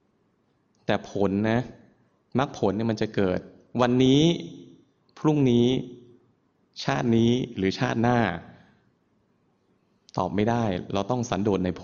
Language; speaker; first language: Thai; native; Thai